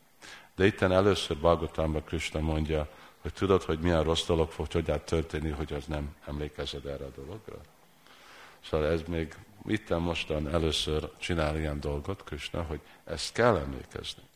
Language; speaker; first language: Hungarian; early bilingual, heritage; Hungarian